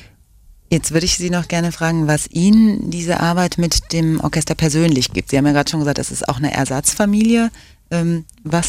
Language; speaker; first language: German; native; German